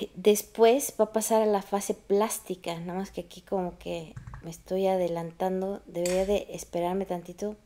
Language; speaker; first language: Spanish; native; Spanish